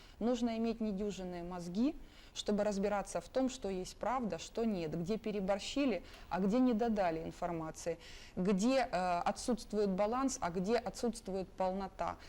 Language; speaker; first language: Russian; native; Russian